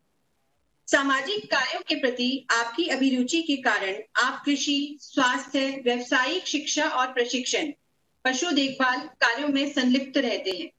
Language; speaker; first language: Hindi; native; Hindi